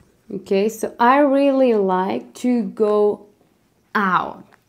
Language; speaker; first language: English; non-native, fluent; Spanish